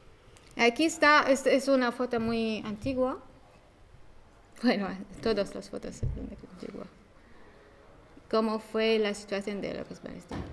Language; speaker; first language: Spanish; non-native, learner; Arabic